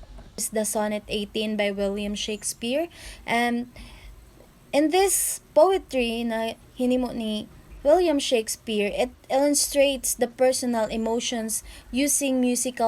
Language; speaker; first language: English; non-native, fluent; Filipino